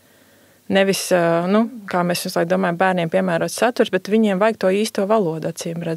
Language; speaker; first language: Latvian; native; Latvian